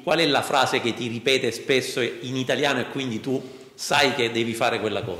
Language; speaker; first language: Italian; native; Italian